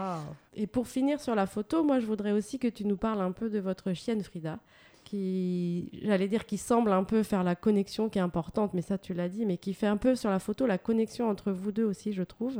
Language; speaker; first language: French; native; French